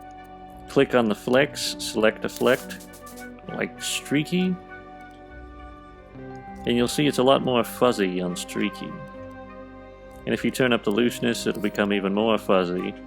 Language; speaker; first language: English; native; English